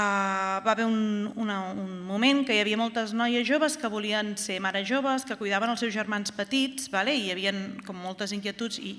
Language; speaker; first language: Catalan; native; Catalan